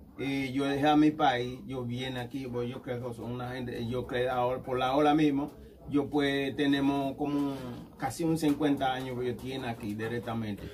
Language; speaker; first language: Spanish; non-native, learner; Haitian Creole